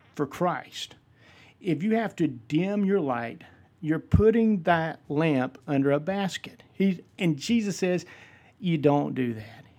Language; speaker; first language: English; native; English